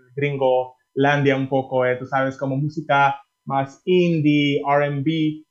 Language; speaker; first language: Spanish; early bilingual, heritage; Spanish